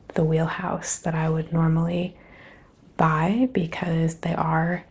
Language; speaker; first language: English; native; English